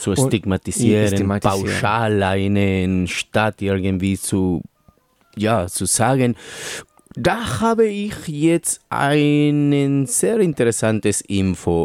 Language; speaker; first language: German; non-native, fluent; Spanish